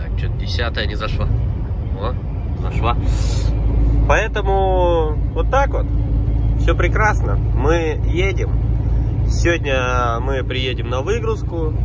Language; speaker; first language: Russian; native; Russian